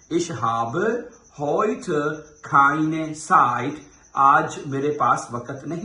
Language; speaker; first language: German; non-native, fluent; Urdu